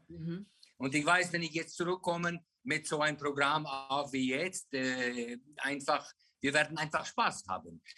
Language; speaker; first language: German; non-native, fluent; Afrikaans